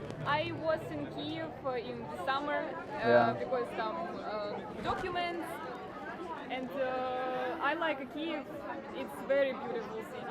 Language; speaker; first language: English; non-native, learner; Ukrainian